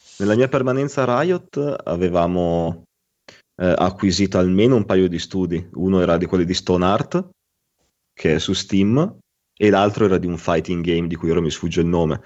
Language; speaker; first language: Italian; native; Italian